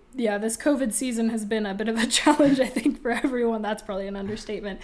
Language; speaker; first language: English; native; English